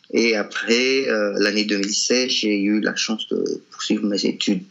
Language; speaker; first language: French; non-native, local second language; Malagasy